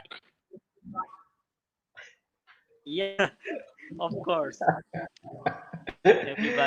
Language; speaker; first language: English; non-native, learner; Indonesian